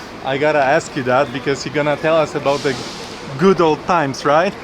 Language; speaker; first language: English; non-native, fluent; Polish